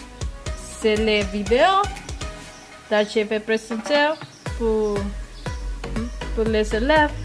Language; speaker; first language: French; non-native, learner; Spanish